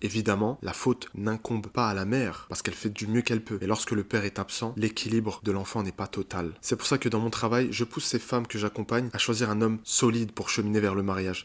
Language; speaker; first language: French; native; French